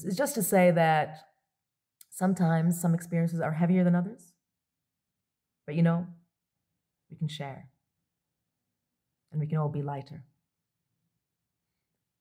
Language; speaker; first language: English; non-native, local second language; Arabic